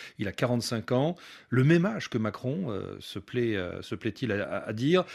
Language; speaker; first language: French; native; French